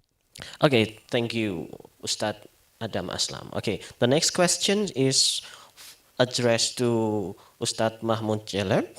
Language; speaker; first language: English; non-native, fluent; Indonesian